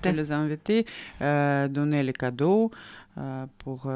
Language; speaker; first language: French; non-native, learner; Russian